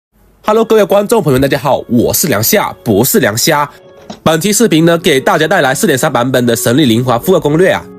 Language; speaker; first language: Chinese; native; Chinese